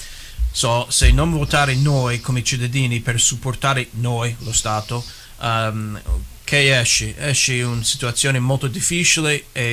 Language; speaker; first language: Italian; early bilingual, heritage; English